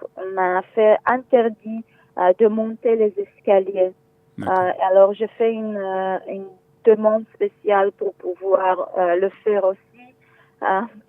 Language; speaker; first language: French; non-native, fluent; Hebrew